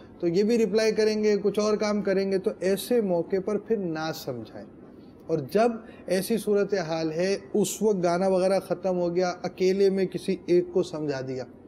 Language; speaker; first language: Urdu; native; Urdu